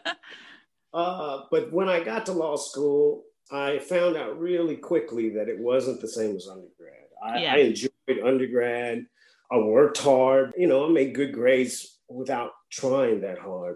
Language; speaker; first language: English; native; English